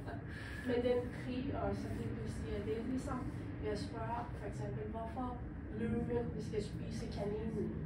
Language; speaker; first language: Danish; non-native, learner; Persian